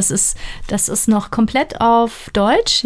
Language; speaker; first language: German; native; German